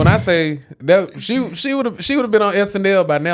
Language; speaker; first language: English; native; English